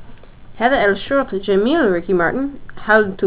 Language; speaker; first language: Arabic; non-native, learner; English